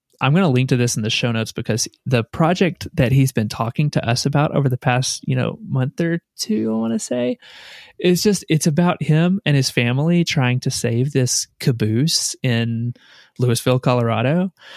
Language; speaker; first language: English; native; English